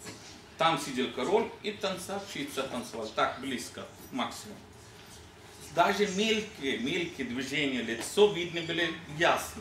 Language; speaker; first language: Russian; non-native, learner; Hindi